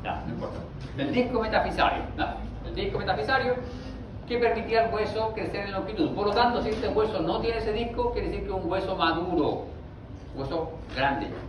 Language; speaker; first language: Spanish; native; Spanish